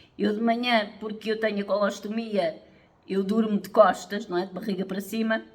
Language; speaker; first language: Portuguese; native; Portuguese